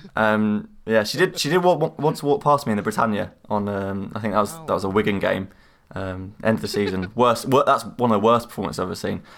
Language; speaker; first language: English; native; English